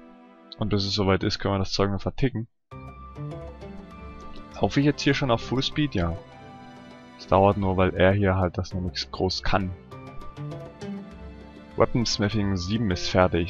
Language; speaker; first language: German; native; German